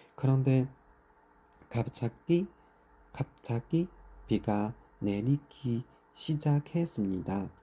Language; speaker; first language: Korean; non-native, learner; Chinese